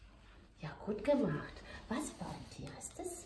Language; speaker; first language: German; non-native, fluent; Russian